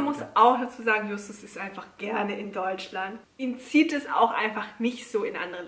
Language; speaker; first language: German; native; German